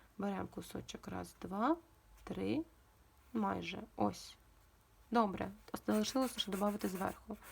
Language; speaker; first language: Ukrainian; non-native, local second language; Russian